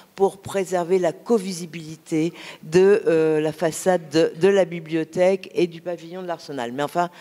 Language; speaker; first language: French; native; French